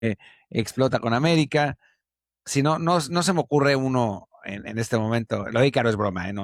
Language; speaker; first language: Spanish; native; Spanish